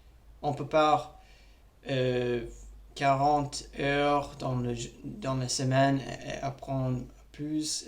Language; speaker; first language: French; non-native, learner; English